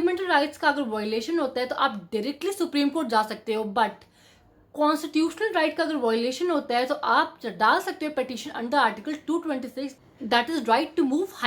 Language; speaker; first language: Hindi; native; Hindi